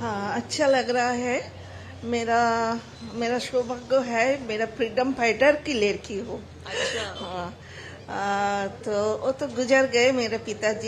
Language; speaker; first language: Hindi; non-native, local second language; Bangla